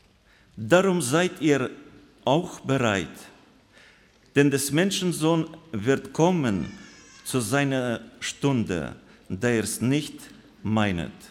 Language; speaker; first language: German; non-native, fluent; Russian